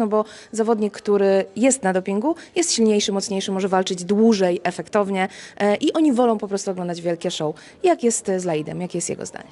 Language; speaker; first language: Polish; native; Polish